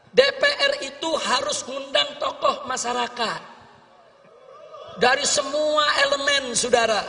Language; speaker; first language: Indonesian; native; Indonesian